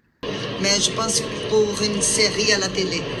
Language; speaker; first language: French; non-native, learner; Portuguese